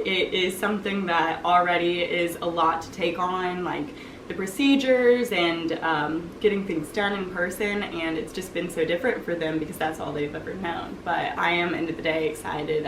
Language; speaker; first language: English; native; English